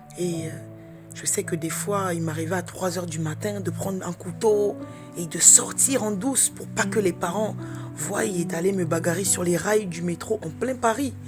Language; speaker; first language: French; early bilingual, other home language; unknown